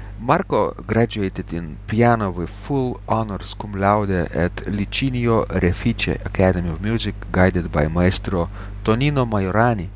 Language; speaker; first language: English; non-native, fluent; Lithuanian